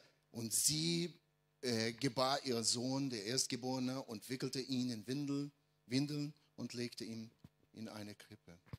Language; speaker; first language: German; non-native, fluent; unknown